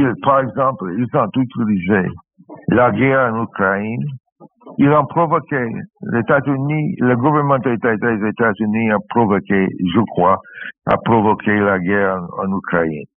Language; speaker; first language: French; non-native, learner; English